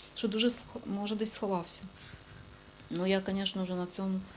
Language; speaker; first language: Ukrainian; native; Ukrainian